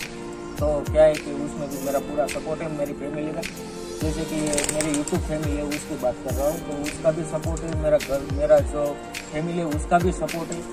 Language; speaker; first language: Hindi; non-native, local second language; Gujarati